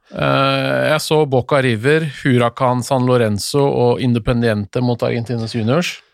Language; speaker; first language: Norwegian; native; Norwegian